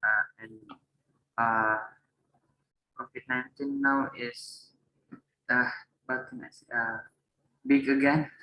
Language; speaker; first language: English; non-native, learner; Indonesian